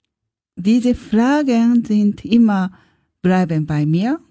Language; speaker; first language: German; non-native, learner; Japanese